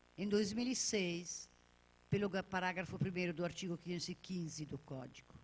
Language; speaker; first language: Portuguese; native; Portuguese